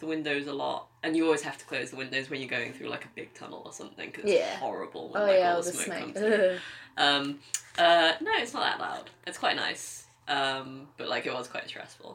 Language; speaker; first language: English; native; English